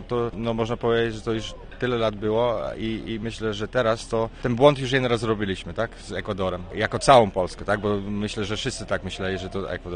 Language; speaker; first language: Polish; early bilingual, heritage; Polish